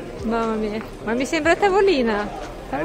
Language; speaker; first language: Italian; non-native, learner; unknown